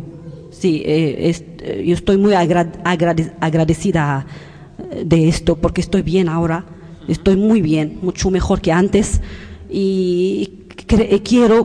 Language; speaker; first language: Spanish; non-native, learner; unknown